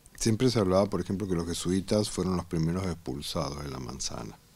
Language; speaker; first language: Spanish; native; Spanish